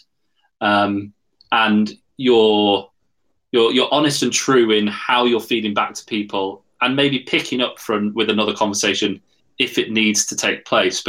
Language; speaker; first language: English; native; English